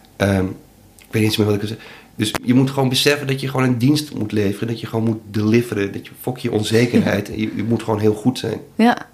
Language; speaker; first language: Dutch; native; Dutch